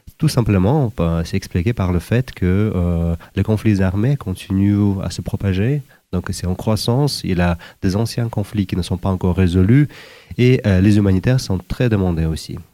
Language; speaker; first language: French; non-native, fluent; Uzbek